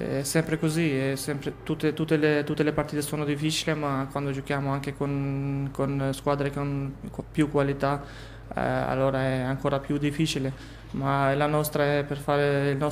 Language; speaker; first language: Italian; non-native, fluent; Albanian